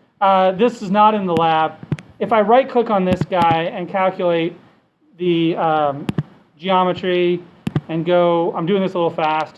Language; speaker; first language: English; native; English